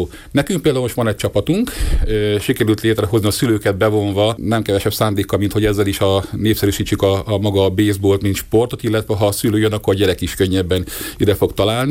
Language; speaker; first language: Hungarian; native; Hungarian